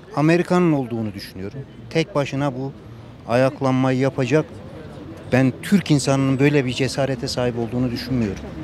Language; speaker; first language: Turkish; native; Turkish